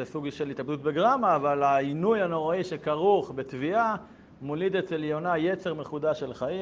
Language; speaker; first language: Hebrew; native; Hebrew